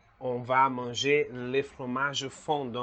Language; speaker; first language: French; non-native, learner; Portuguese